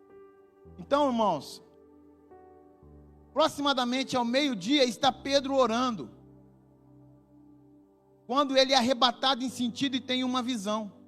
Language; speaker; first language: Portuguese; native; Portuguese